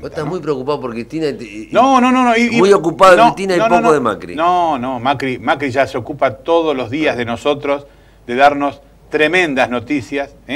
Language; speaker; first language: Spanish; native; Spanish